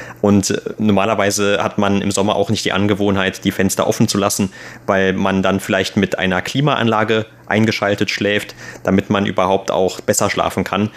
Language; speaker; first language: German; native; German